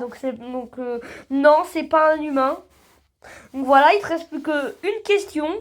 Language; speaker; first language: French; native; French